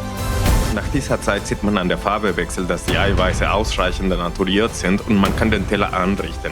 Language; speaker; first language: German; non-native, fluent; Spanish